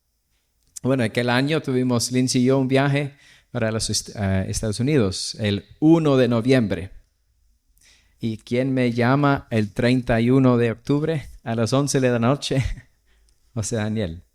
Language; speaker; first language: Spanish; non-native, fluent; English